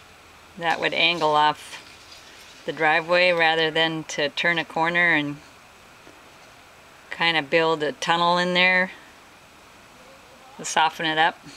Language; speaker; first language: English; native; English